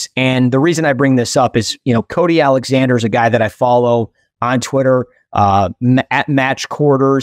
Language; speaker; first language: English; native; English